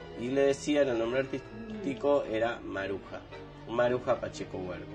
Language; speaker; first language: Spanish; native; Spanish